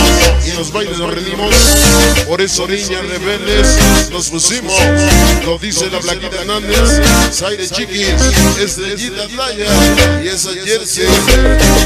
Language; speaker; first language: Spanish; native; Spanish